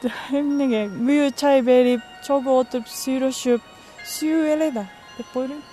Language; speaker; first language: Kyrgyz; non-native, learner; Japanese